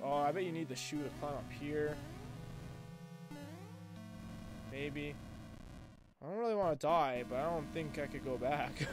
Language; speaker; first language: English; native; English